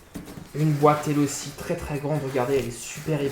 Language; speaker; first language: French; native; French